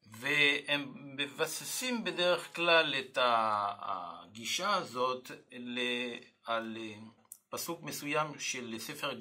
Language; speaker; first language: Hebrew; non-native, fluent; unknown